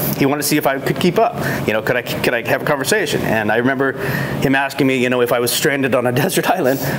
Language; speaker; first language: English; native; English